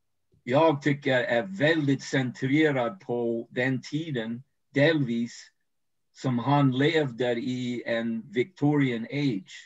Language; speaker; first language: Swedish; non-native, fluent; English